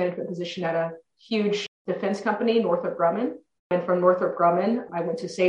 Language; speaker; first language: English; native; English